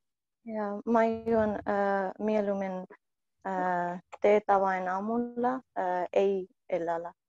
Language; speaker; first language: Finnish; non-native, learner; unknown